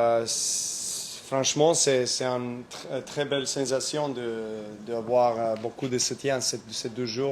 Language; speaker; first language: French; non-native, learner; Serbian